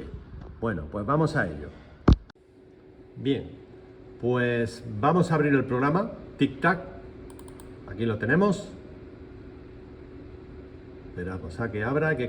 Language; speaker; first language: Spanish; native; Spanish